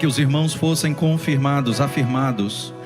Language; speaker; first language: Portuguese; native; Portuguese